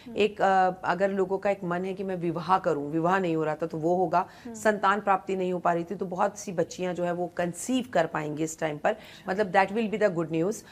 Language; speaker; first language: Hindi; native; Hindi